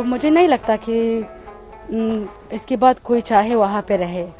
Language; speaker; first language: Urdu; non-native, fluent; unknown